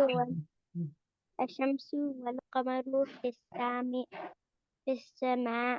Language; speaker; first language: Arabic; non-native, learner; Urdu